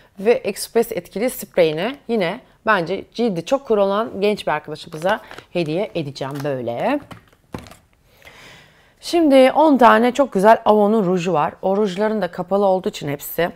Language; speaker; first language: Turkish; native; Turkish